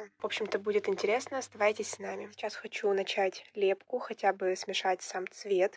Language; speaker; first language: Russian; native; Russian